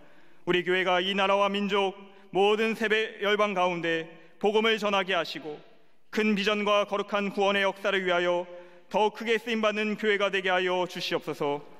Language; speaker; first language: Korean; native; Korean